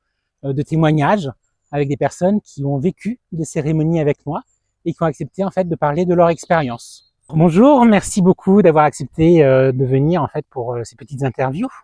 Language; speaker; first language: French; native; French